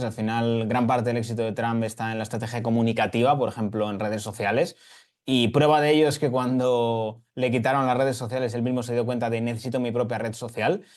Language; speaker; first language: Spanish; native; Spanish